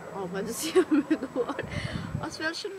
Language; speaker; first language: German; non-native, learner; Indonesian